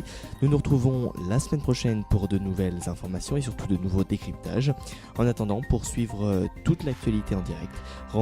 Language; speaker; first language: French; native; French